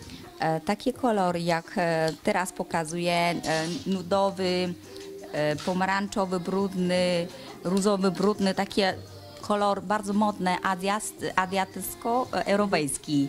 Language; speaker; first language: Polish; non-native, learner; Vietnamese